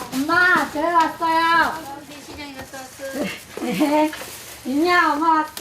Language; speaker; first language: Korean; non-native, learner; Chinese